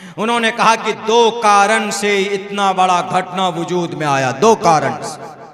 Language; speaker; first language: Hindi; native; Hindi